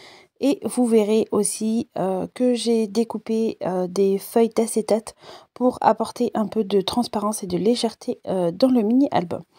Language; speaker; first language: French; native; French